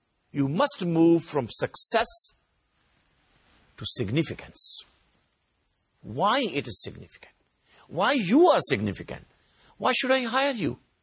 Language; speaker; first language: English; non-native, local second language; Urdu